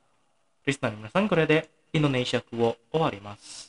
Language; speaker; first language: Japanese; non-native, fluent; Indonesian